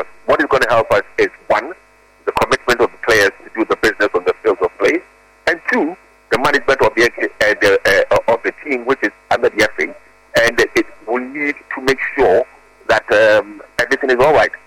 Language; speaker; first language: English; non-native, local second language; Akan